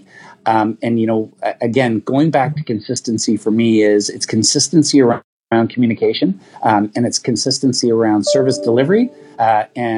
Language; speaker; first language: English; native; English